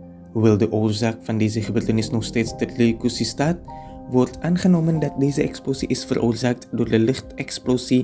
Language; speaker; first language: Dutch; non-native, fluent; Indonesian